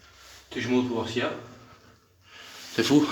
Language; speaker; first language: French; native; French